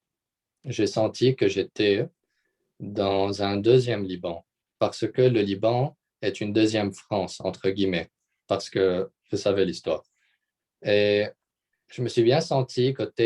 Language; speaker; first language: French; non-native, local second language; Arabic